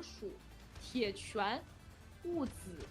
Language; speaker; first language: Chinese; native; Chinese